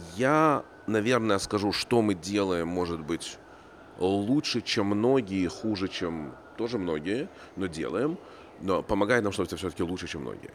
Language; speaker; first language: Russian; native; Russian